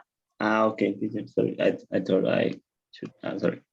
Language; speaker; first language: English; non-native, learner; Spanish